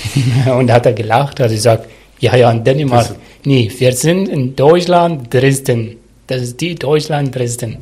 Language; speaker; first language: German; non-native, learner; Arabic